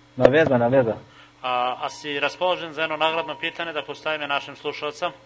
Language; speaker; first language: Bosnian; native; Bosnian